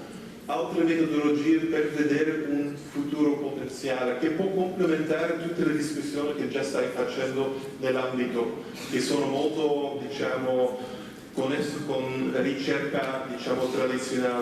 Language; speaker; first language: Italian; non-native, fluent; Dutch